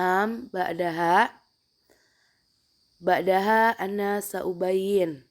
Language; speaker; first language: Arabic; non-native, fluent; Indonesian